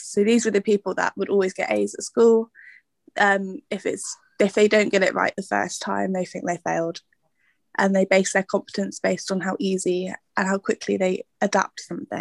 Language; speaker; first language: English; native; English